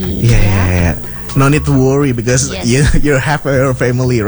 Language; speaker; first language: English; non-native, learner; Indonesian